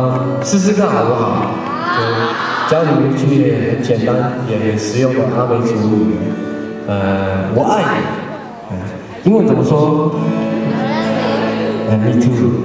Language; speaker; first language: Chinese; non-native, local second language; Amis